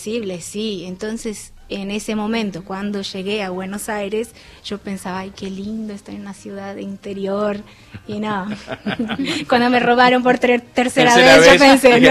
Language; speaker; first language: Spanish; non-native, fluent; Portuguese